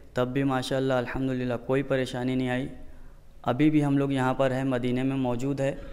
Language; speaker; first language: Hindi; non-native, local second language; Urdu